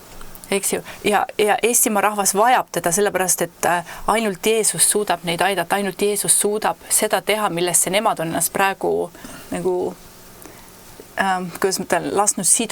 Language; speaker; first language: Estonian; native; Estonian